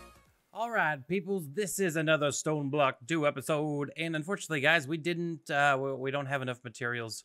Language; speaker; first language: English; native; English